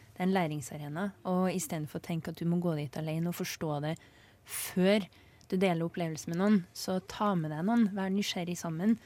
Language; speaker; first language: Norwegian; native; Norwegian